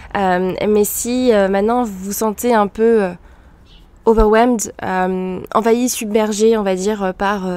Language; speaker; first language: French; native; French